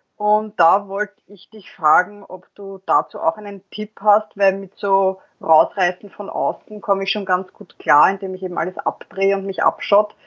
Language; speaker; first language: German; native; German